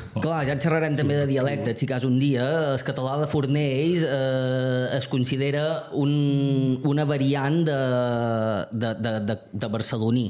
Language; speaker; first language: Catalan; native; Catalan